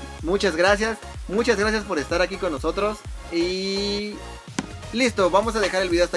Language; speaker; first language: Spanish; native; Spanish